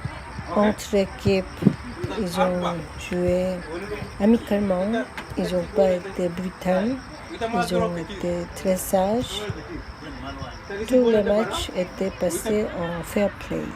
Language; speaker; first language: French; non-native, fluent; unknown